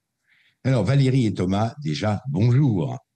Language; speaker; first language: French; native; French